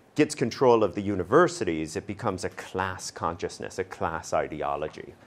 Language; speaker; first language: English; native; English